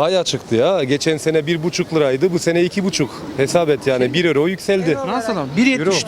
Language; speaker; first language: Turkish; early bilingual, heritage; Turkish